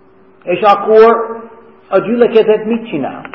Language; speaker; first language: Hungarian; non-native, fluent; English